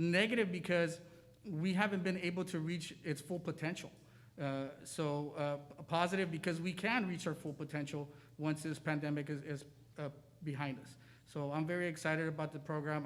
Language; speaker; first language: English; native; English